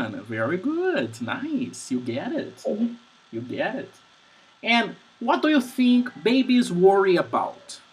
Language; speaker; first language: English; non-native, fluent; Portuguese